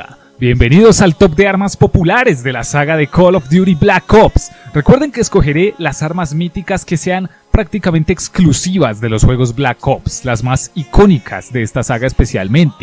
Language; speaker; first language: Spanish; native; Spanish